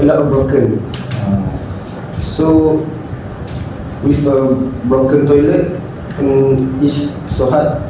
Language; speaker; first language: English; non-native, learner; Malay